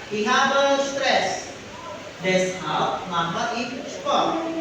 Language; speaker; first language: German; non-native, fluent; Indonesian